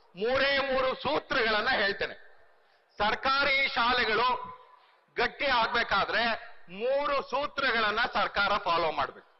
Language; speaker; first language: Kannada; native; Kannada